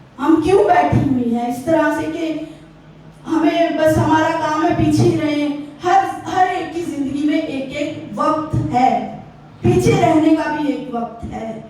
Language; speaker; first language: Urdu; native; Urdu